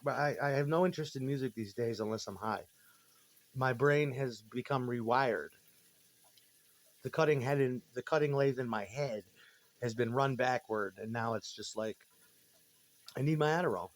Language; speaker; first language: English; native; English